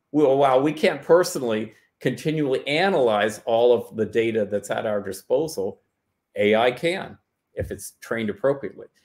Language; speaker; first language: English; native; English